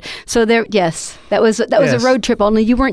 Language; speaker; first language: English; native; English